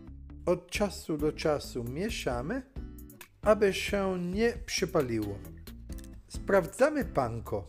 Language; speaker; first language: Polish; non-native, learner; Italian